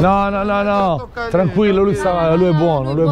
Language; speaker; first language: Italian; native; Italian